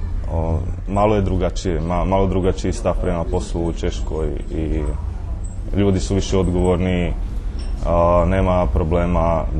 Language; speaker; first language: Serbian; non-native, fluent; Czech